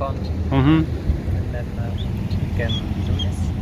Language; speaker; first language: English; non-native, fluent; German